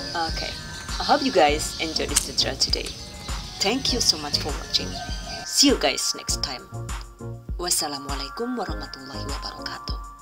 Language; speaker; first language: English; non-native, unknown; Indonesian